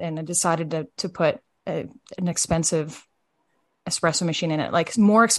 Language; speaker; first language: English; native; English